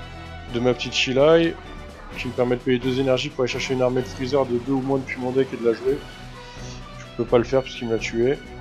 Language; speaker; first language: French; native; French